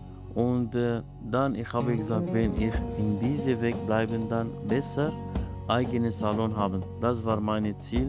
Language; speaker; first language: German; non-native, learner; Arabic